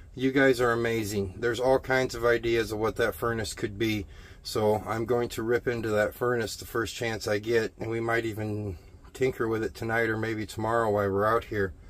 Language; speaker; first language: English; native; English